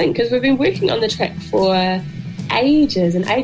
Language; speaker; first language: English; native; English